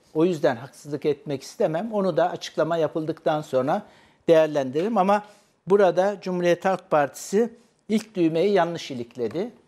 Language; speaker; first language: Turkish; native; Turkish